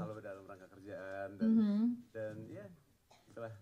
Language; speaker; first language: Indonesian; early bilingual, heritage; English